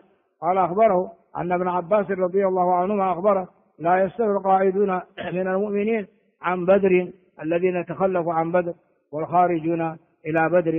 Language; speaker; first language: Arabic; non-native, fluent; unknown